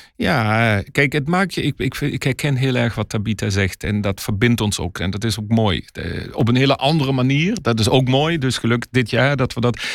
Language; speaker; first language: Dutch; native; Dutch